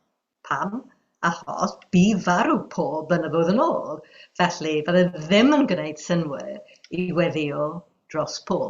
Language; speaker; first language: Welsh; non-native, fluent; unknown